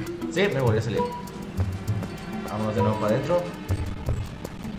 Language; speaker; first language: Spanish; native; Spanish